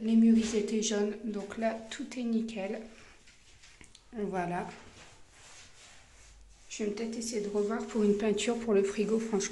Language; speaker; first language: French; native; French